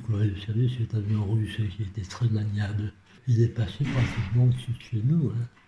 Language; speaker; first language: French; non-native, local second language; Arabic